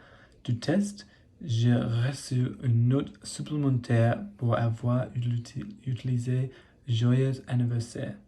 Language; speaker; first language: French; non-native, learner; English